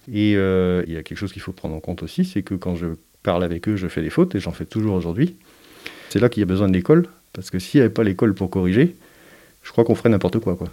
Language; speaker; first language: French; native; French